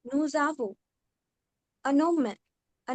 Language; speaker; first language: French; non-native, learner; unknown